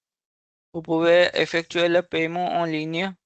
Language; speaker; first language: French; non-native, fluent; Hindi